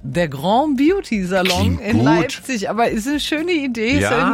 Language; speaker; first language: German; native; German